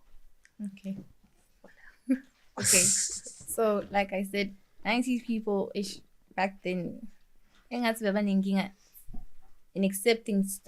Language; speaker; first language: English; non-native, local second language; Swati